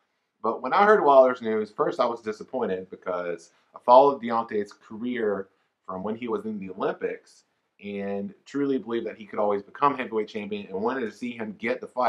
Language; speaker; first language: English; native; English